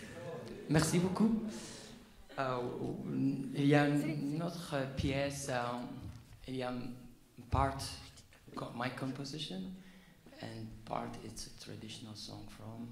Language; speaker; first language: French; non-native, learner; Arabic